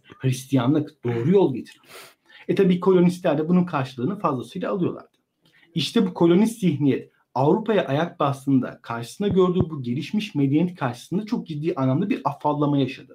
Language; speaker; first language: Turkish; native; Turkish